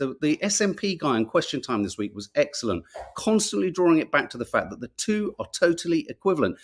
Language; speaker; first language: English; native; English